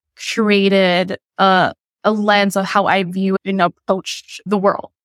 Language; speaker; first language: English; early bilingual, other home language; Western Cham